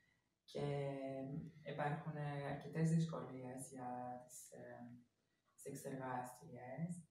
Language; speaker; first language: Greek; non-native, fluent; Arabic